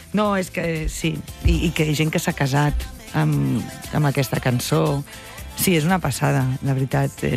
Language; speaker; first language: Catalan; non-native, local second language; Spanish